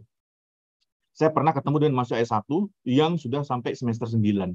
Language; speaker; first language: Indonesian; native; Indonesian